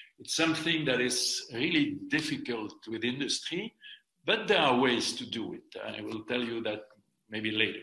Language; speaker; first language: English; non-native, fluent; French